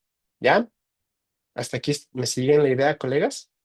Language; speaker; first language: Spanish; native; Spanish